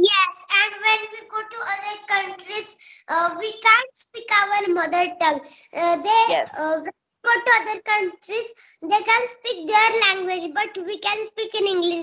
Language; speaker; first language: English; non-native, local second language; Marathi